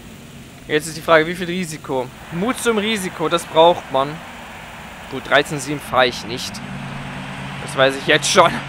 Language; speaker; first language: German; native; German